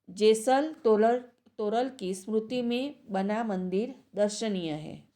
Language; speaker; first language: Hindi; non-native, local second language; Gujarati